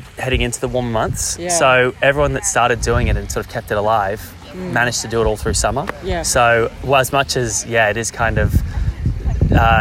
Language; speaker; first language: English; native; English